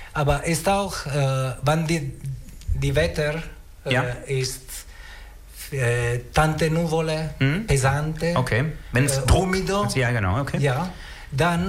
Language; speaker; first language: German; non-native, learner; Italian